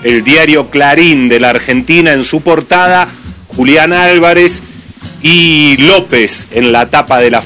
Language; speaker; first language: Spanish; native; Spanish